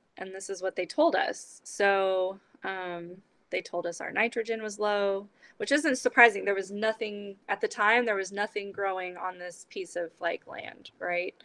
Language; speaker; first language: English; native; English